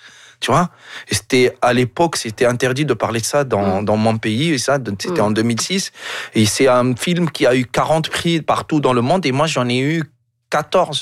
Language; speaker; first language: French; non-native, local second language; Arabic